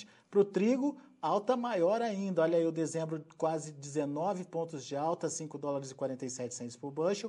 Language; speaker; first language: Portuguese; native; Portuguese